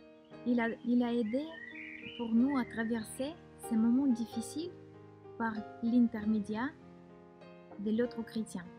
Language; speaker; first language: French; non-native, fluent; Russian